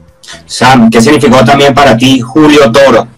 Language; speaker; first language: Spanish; native; Spanish